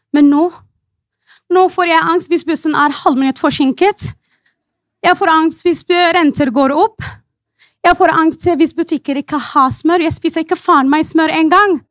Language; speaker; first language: Norwegian; non-native, fluent; Arabic